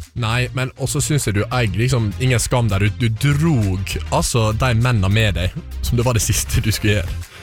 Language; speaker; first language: Norwegian; native; Norwegian